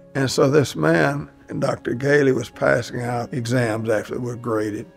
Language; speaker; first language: English; native; English